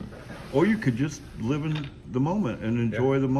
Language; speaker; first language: English; native; English